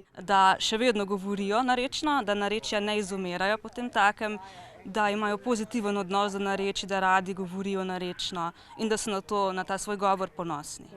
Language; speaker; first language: Slovenian; native; Slovenian